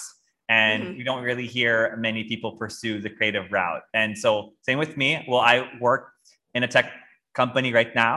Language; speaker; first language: English; non-native, local second language; Filipino